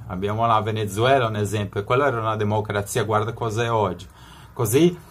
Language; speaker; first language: Italian; non-native, fluent; Spanish